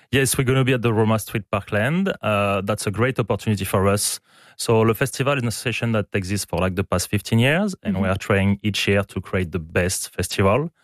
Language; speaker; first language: English; non-native, fluent; French